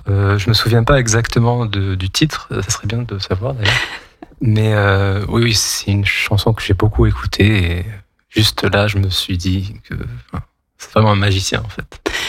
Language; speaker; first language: French; non-native, local second language; Kabyle